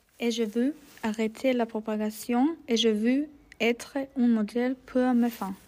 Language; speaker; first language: French; non-native, learner; German